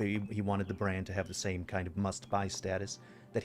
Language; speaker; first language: English; native; English